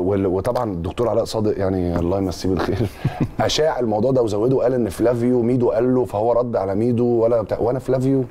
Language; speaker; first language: Arabic; native; Arabic